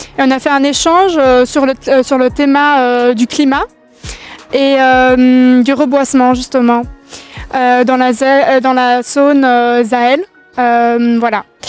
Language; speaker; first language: French; early bilingual, other home language; German